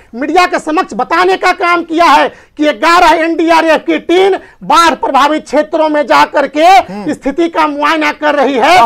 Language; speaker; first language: Hindi; native; Hindi